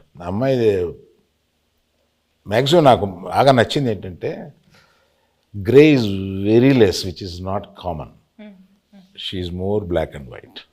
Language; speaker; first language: Telugu; native; Telugu